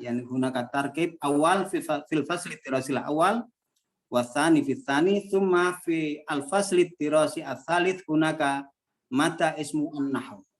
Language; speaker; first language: Arabic; non-native, fluent; Indonesian